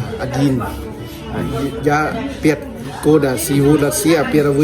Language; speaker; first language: Russian; non-native, learner; Lao